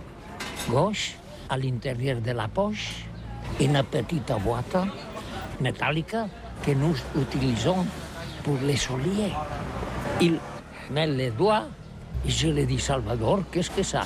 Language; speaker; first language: French; non-native, learner; Catalan